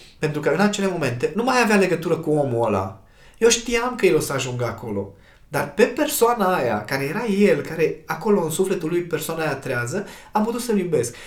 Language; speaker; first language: Romanian; native; Romanian